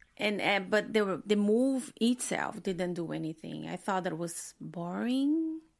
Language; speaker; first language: English; non-native, fluent; Portuguese